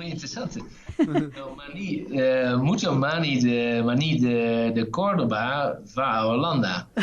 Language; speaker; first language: Spanish; non-native, fluent; Dutch